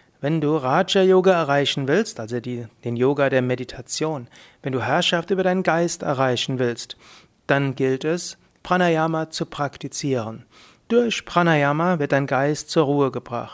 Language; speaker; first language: German; native; German